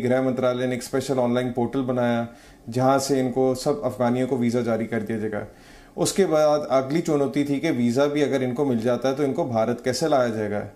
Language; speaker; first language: Hindi; native; Hindi